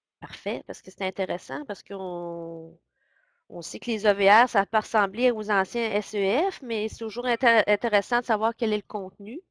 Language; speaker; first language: French; native; French